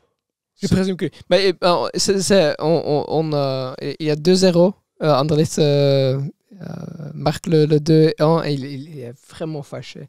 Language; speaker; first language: French; non-native, local second language; Dutch